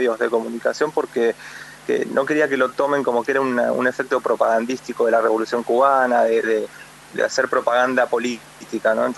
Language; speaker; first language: Spanish; native; Spanish